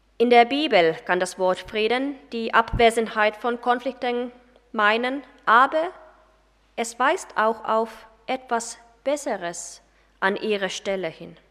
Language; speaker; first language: German; non-native, fluent; Finnish